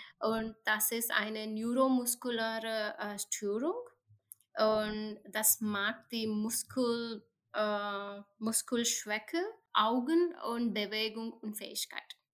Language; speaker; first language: German; non-native, learner; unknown